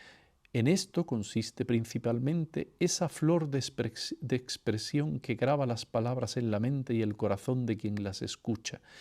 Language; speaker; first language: Spanish; native; Spanish